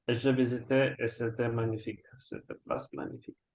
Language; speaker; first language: French; non-native, learner; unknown